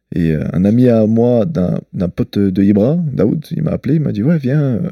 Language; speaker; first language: French; early bilingual, other home language; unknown